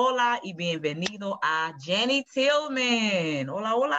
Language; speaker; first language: Spanish; non-native, learner; English